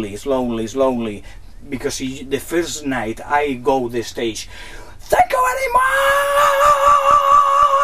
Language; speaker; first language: English; non-native, learner; Spanish